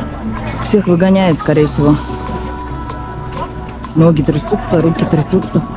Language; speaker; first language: Russian; native; Russian